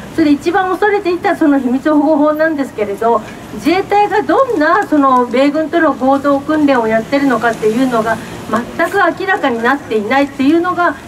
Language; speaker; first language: Japanese; native; Japanese